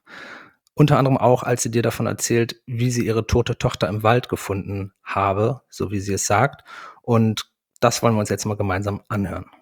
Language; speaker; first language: German; native; German